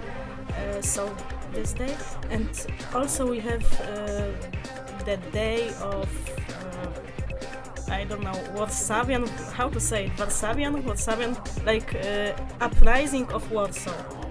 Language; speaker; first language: English; non-native, learner; Polish